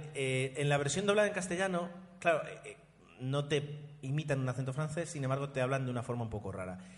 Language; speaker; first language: Spanish; non-native, fluent; Italian